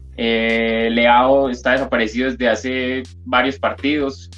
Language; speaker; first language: Spanish; native; Spanish